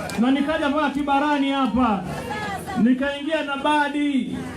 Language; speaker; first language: Swahili; native; Swahili